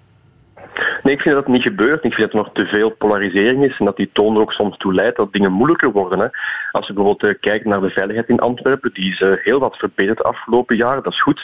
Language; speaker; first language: Dutch; native; Dutch